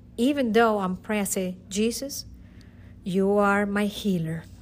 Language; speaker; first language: English; non-native, fluent; Spanish